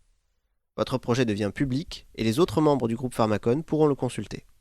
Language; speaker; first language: French; native; French